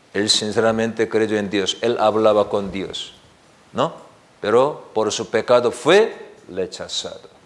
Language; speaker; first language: Spanish; non-native, learner; Korean